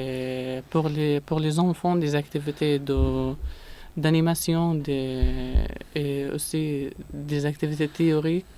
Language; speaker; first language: French; non-native, learner; Arabic